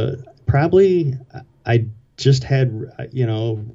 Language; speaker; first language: English; native; English